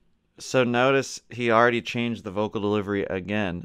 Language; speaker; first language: English; native; English